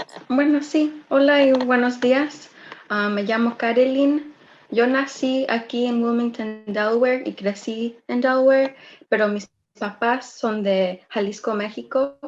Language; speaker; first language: Spanish; early bilingual, heritage; Spanish